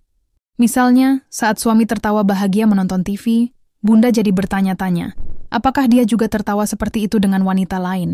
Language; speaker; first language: Indonesian; native; Indonesian